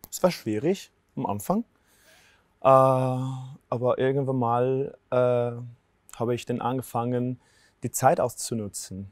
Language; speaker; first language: German; non-native, fluent; Spanish